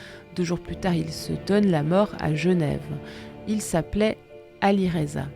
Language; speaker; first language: French; native; French